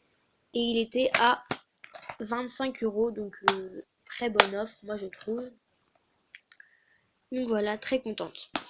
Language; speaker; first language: French; native; French